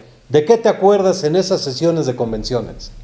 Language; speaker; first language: Spanish; native; Spanish